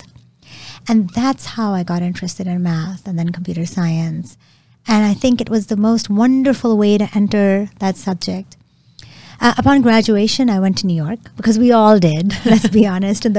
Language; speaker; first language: English; non-native, local second language; Urdu